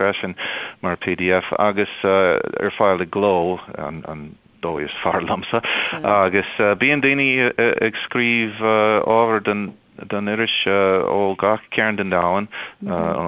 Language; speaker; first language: Irish; non-native, fluent; English